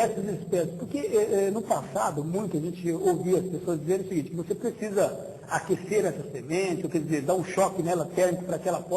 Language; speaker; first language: Portuguese; native; Portuguese